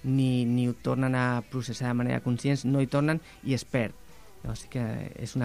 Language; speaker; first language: Catalan; native; Catalan